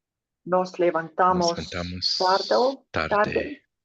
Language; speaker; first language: Spanish; non-native, learner; English